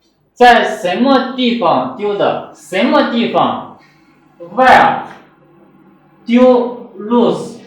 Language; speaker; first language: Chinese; non-native, fluent; Urdu